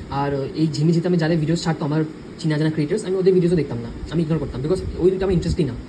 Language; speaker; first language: Bangla; early bilingual, heritage; Bangla